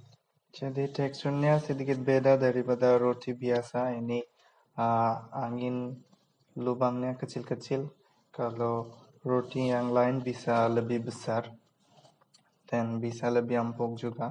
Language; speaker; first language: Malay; non-native, local second language; Bangla